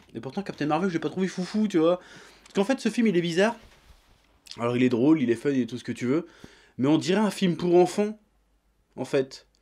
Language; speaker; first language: French; native; French